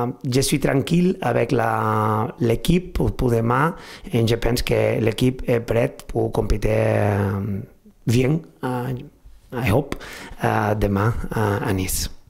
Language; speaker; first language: French; non-native, fluent; Spanish